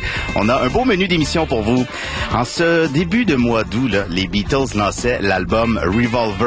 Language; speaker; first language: French; native; French